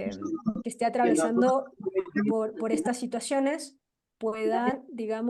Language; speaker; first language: Spanish; native; Spanish